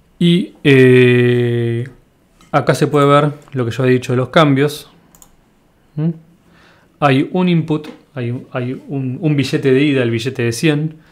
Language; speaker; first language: Spanish; native; Spanish